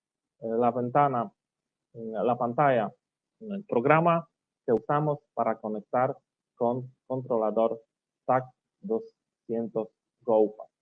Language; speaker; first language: Spanish; non-native, learner; Polish